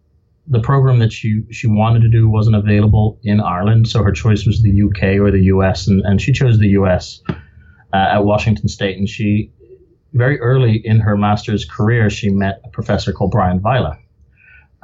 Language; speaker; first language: English; native; English